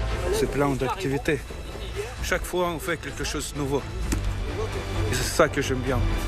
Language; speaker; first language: French; non-native, learner; Russian